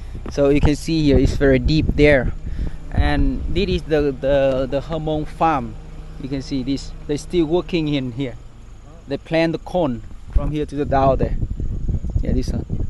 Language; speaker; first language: English; non-native, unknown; Vietnamese